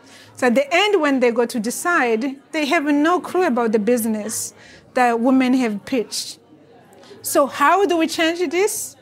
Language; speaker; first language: English; non-native, fluent; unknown